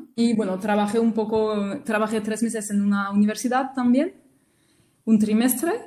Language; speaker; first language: Spanish; non-native, fluent; French